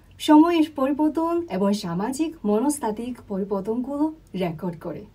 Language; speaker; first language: Bangla; non-native, fluent; Chinese